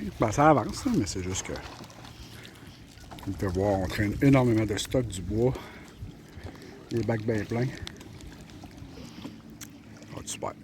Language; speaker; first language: French; native; French